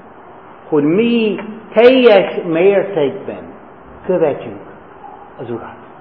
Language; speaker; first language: Hungarian; non-native, fluent; English